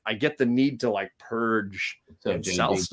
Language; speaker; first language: English; native; English